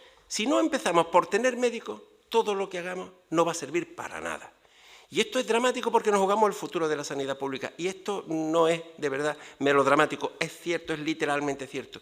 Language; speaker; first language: Spanish; native; Spanish